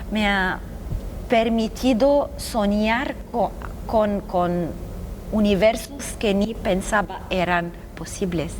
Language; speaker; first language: Spanish; non-native, fluent; Arabic